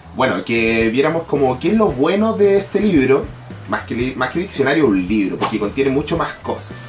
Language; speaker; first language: Spanish; native; Spanish